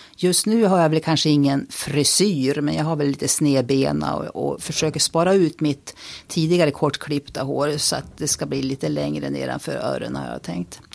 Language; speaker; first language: Swedish; native; Swedish